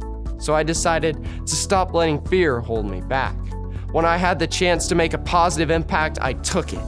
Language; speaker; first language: English; native; English